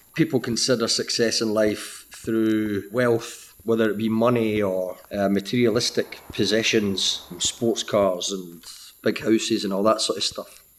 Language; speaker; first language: English; native; English